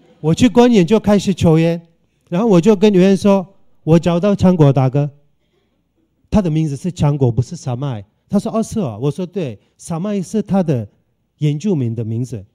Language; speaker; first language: Chinese; non-native, fluent; Turkish